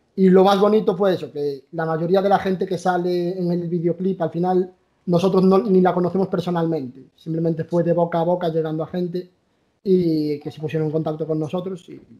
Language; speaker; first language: Spanish; native; Spanish